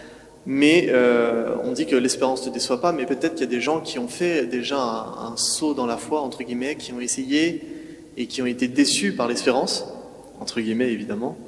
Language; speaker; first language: French; native; French